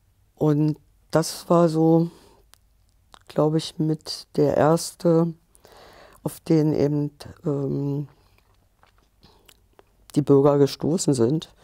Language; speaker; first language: German; native; German